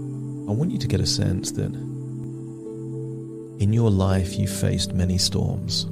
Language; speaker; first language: English; native; English